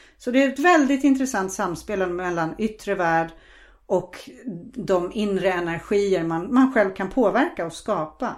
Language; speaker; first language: Swedish; non-native, fluent; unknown